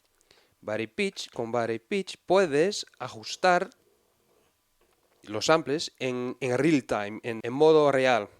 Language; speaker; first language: Spanish; non-native, fluent; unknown